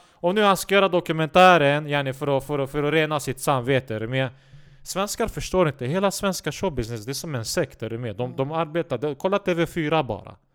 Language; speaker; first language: Swedish; non-native, local second language; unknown